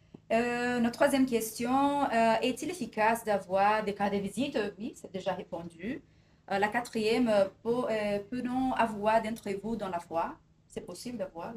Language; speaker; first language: French; non-native, fluent; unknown